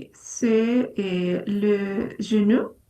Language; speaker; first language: French; non-native, learner; Spanish